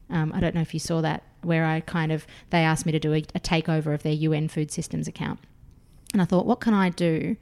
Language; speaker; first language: English; early bilingual, other home language; Russian